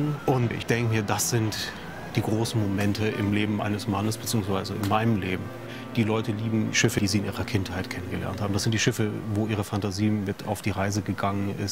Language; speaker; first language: German; native; German